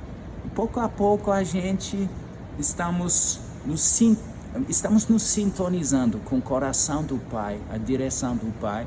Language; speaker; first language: Portuguese; non-native, fluent; English